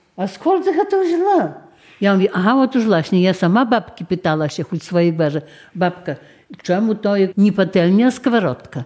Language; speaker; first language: Polish; non-native, local second language; Belarusian